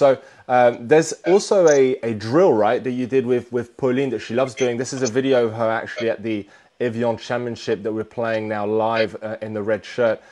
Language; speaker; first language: English; native; English